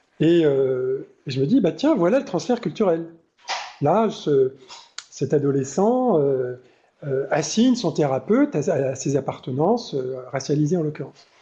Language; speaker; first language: French; native; French